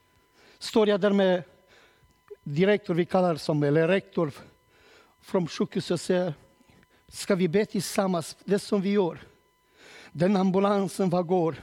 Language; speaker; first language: Swedish; non-native, learner; Romanian